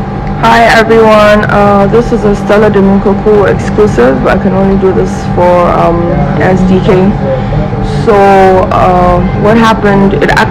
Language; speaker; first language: English; non-native, local second language; Hausa